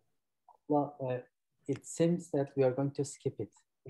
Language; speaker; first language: English; non-native, learner; Turkish